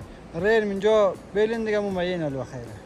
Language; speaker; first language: Persian; native; Persian